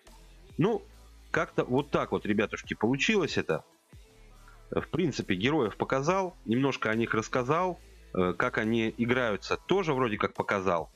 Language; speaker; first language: Russian; native; Russian